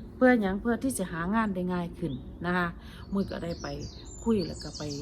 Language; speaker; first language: Thai; native; Thai